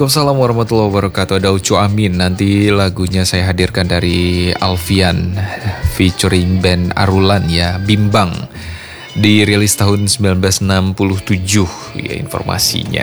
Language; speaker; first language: Indonesian; native; Indonesian